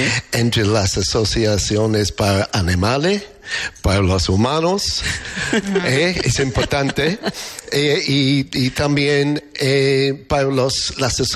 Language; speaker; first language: Spanish; non-native, fluent; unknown